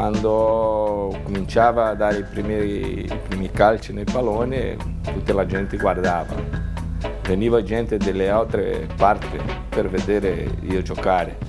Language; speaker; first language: Italian; non-native, fluent; Portuguese